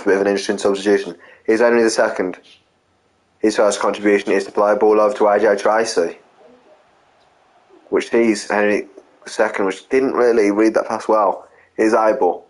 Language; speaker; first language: English; native; English